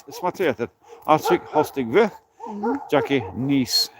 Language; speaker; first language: Russian; non-native, learner; English